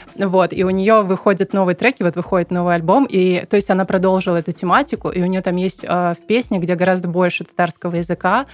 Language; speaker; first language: Russian; non-native, local second language; Tatar